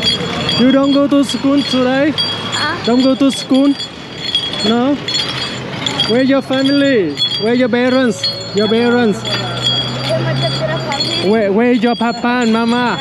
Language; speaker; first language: English; non-native, learner; Vietnamese